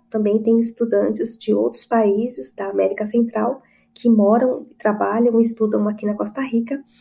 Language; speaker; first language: Portuguese; native; Portuguese